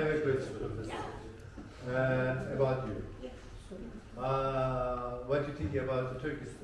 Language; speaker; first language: English; non-native, learner; Turkish